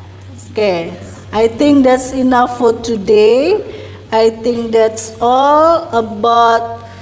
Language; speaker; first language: English; non-native, learner; Indonesian